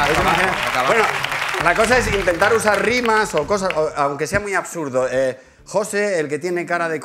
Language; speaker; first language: Spanish; native; Spanish